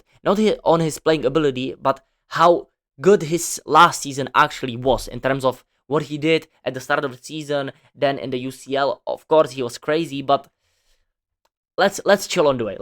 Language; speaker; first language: English; non-native, fluent; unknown